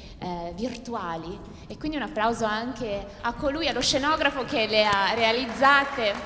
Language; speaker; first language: Italian; native; Italian